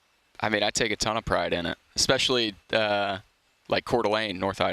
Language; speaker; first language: English; native; English